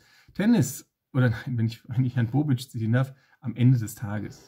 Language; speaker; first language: German; native; German